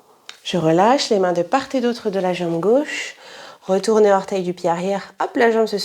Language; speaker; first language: French; native; French